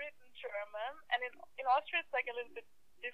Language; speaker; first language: English; non-native, fluent; German